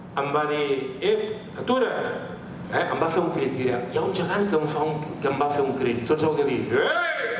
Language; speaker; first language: Catalan; non-native, local second language; Spanish